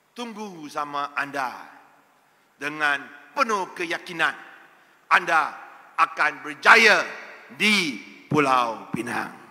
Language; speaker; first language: Malay; non-native, local second language; Chinese